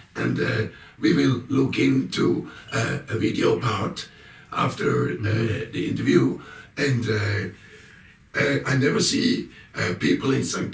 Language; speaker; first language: English; non-native, learner; German